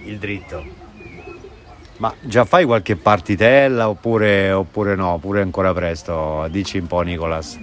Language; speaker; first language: Italian; native; Italian